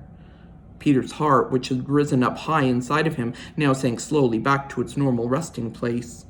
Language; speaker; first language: English; native; English